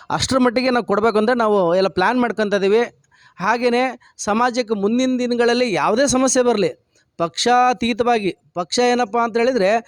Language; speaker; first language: Kannada; non-native, local second language; Lambadi